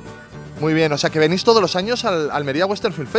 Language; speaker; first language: Spanish; native; Spanish